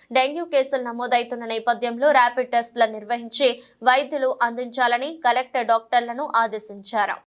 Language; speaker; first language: Telugu; native; Telugu